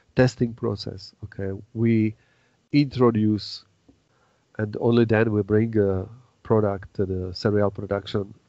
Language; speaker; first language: English; non-native, fluent; Czech